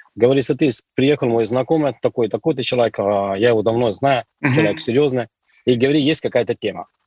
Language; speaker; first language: Russian; non-native, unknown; Hindi